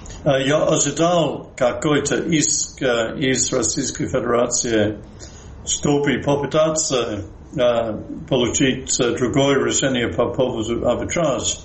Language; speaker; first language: Russian; non-native, fluent; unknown